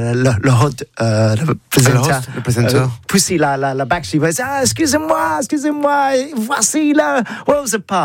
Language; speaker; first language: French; non-native, learner; English